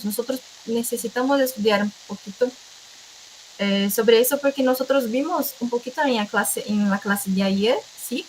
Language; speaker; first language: Spanish; non-native, fluent; Portuguese